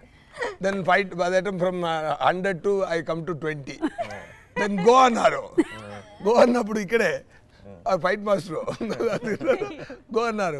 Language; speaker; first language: Telugu; non-native, fluent; Tamil